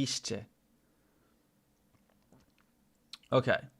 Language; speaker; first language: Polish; non-native, learner; English